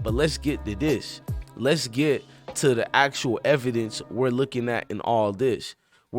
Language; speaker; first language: English; native; English